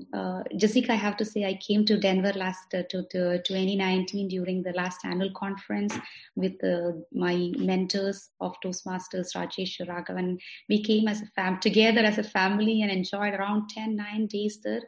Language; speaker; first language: English; non-native, local second language; Malayalam